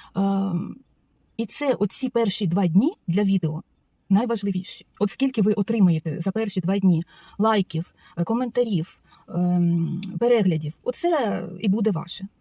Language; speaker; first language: Ukrainian; non-native, local second language; Russian